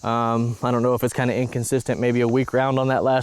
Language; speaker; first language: English; native; English